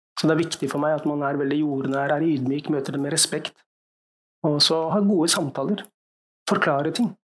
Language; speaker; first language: Norwegian; early bilingual, other home language; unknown